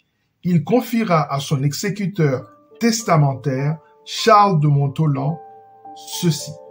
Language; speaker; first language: French; non-native, local second language; Haitian Creole